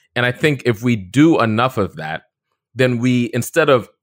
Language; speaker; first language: English; native; English